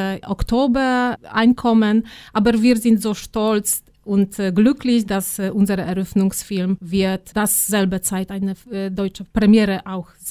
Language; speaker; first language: German; non-native, fluent; Polish